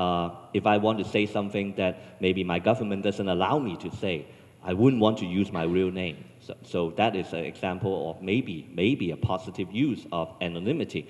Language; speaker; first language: English; non-native, local second language; Cantonese